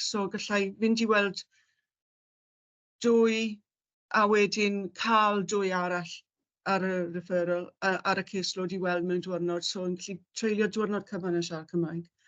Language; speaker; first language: Welsh; native; Welsh